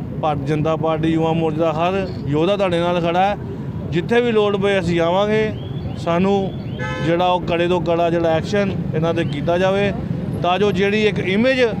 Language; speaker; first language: Punjabi; native; Punjabi